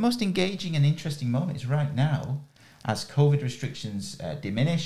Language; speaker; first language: English; native; English